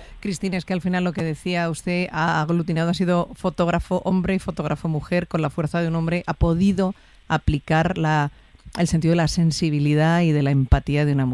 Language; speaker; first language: Spanish; native; Spanish